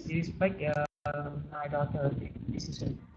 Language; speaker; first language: English; non-native, learner; Vietnamese